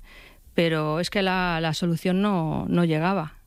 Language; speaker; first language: Spanish; native; Spanish